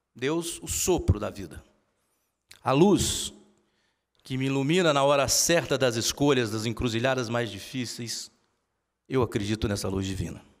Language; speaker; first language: Portuguese; native; Portuguese